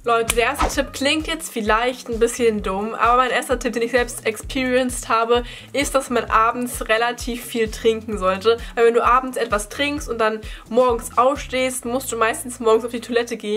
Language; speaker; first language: German; native; German